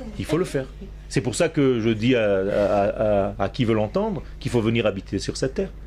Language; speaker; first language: French; non-native, fluent; Hebrew